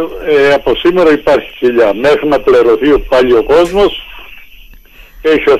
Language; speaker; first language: Greek; native; Greek